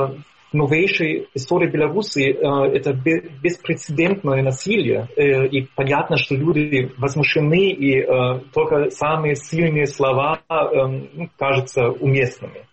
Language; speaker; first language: Russian; non-native, fluent; German